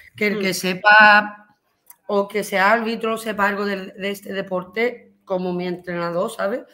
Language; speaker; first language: Spanish; early bilingual, heritage; Spanish